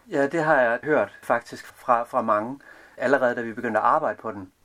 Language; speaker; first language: Danish; early bilingual, other home language; Serbian